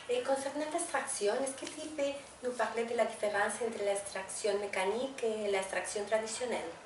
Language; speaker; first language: French; non-native, fluent; Spanish